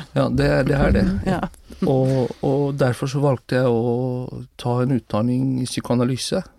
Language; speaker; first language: Norwegian; non-native, fluent; Persian